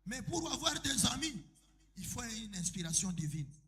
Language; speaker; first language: French; non-native, local second language; Swahili